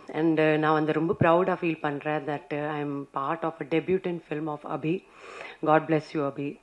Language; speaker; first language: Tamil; non-native, fluent; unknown